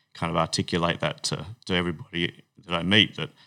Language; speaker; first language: English; native; English